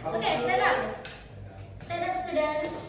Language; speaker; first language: English; non-native, learner; Indonesian